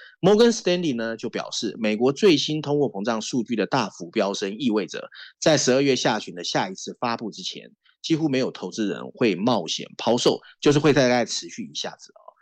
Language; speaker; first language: Chinese; native; Chinese